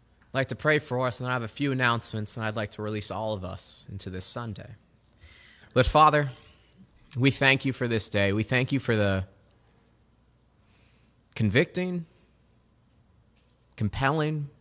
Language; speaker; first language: English; native; English